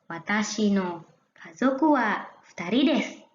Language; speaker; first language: Japanese; non-native, fluent; Indonesian